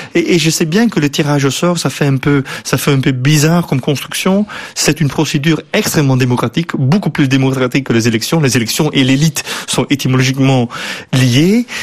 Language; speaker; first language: French; non-native, fluent; Dutch